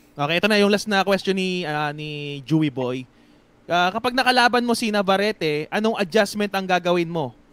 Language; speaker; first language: Filipino; native; Filipino